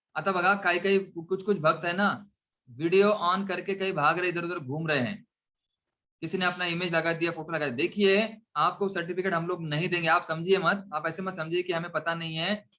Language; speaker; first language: Hindi; non-native, local second language; Marathi